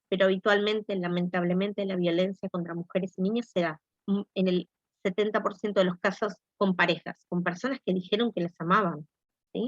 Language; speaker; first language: Spanish; native; Spanish